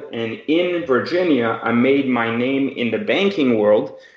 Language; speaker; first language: English; early bilingual, other home language; Persian